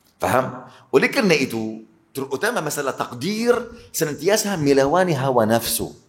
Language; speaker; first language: Malay; non-native, fluent; Arabic